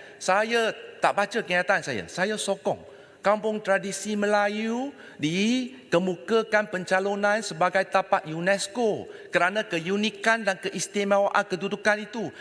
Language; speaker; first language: Malay; non-native, local second language; Chinese